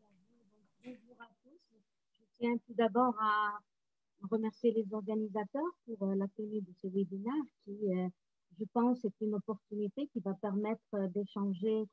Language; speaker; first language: French; non-native, local second language; Arabic